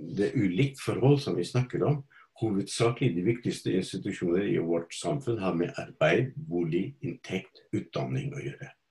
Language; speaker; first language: Norwegian; non-native, fluent; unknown